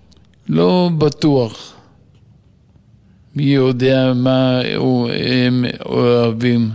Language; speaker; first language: Hebrew; non-native, fluent; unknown